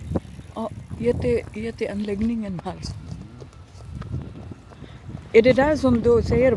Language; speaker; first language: Swedish; non-native, fluent; Filipino